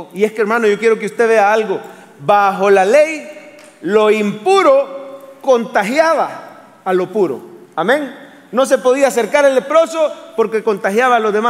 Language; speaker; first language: Spanish; native; Spanish